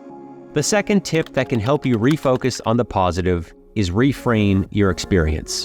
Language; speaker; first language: English; native; English